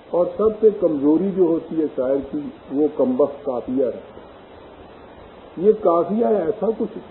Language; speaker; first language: Urdu; native; Urdu